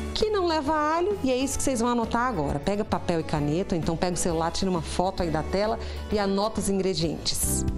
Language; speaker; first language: Portuguese; native; Portuguese